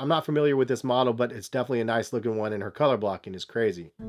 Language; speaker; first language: English; native; English